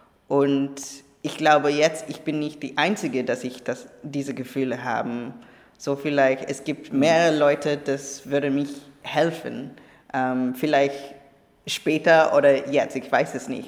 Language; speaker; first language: German; non-native, learner; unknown